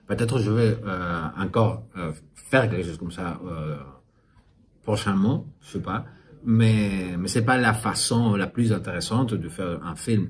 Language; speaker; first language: French; non-native, fluent; Spanish